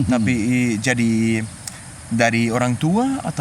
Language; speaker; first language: Indonesian; non-native, learner; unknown